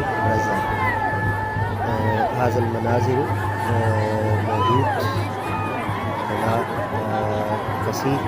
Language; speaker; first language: Arabic; non-native, learner; Urdu